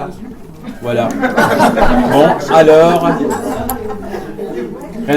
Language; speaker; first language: French; native; French